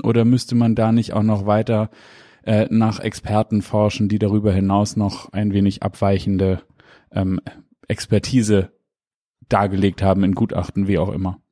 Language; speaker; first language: German; native; German